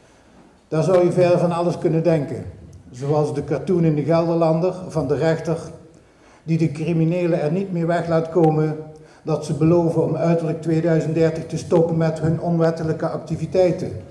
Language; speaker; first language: Dutch; native; Dutch